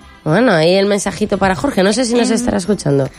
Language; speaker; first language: Spanish; native; Spanish